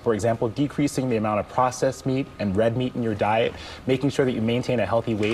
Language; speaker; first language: English; native; English